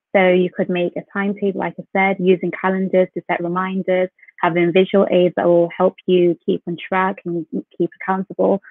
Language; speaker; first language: English; native; English